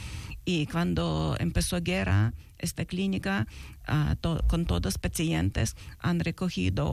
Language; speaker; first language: Spanish; non-native, learner; Ukrainian